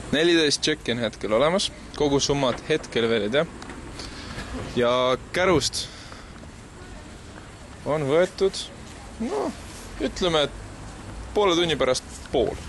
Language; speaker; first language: Estonian; native; Estonian